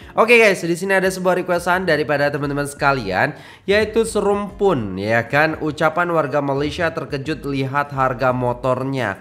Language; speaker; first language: Indonesian; native; Indonesian